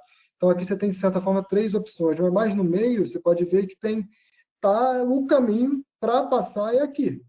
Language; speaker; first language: Portuguese; native; Portuguese